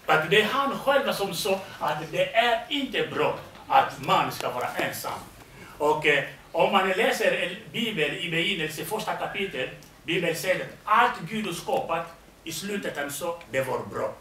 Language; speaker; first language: Swedish; non-native, fluent; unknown